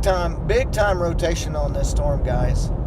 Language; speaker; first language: English; native; English